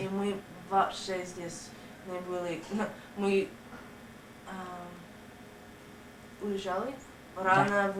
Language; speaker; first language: Russian; non-native, learner; English